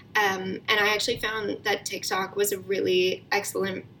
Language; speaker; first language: English; native; English